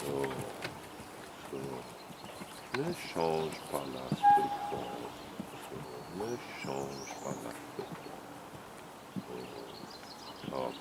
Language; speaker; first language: French; non-native, learner; German